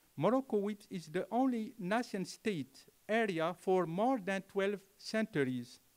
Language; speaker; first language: English; non-native, fluent; Arabic